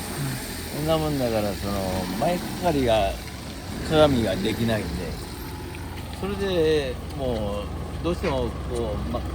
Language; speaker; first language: Japanese; native; Japanese